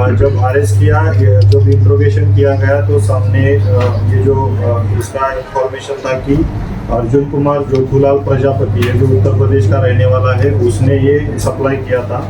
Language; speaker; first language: Hindi; non-native, local second language; Marathi